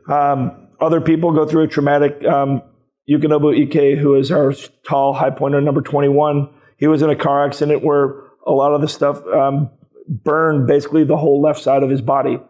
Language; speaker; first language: English; native; English